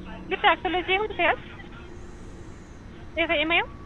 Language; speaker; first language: German; non-native, learner; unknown